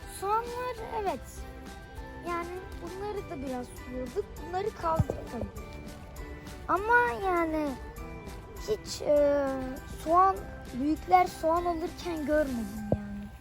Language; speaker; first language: Turkish; early bilingual, heritage; Turkish